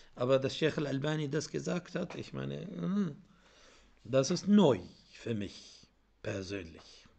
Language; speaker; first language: German; non-native, fluent; Arabic